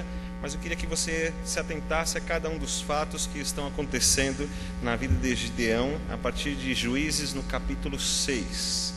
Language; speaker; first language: Portuguese; native; Portuguese